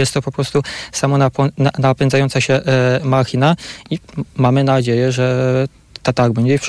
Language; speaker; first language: Polish; native; Polish